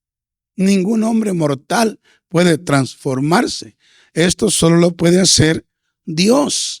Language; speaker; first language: Spanish; native; Spanish